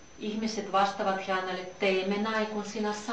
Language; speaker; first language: Finnish; non-native, learner; Russian